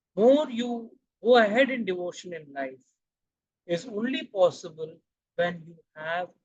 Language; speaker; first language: English; non-native, local second language; Hindi